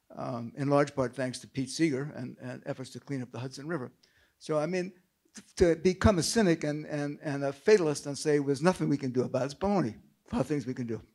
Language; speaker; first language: English; native; English